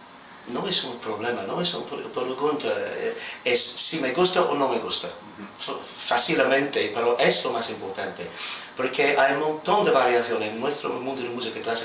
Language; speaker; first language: Spanish; non-native, fluent; English